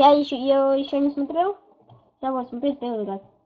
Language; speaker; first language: Russian; native; Russian